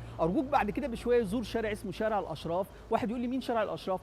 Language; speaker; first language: Egyptian Arabic; native; Egyptian Arabic